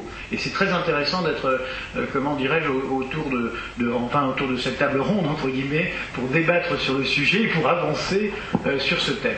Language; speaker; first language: French; native; French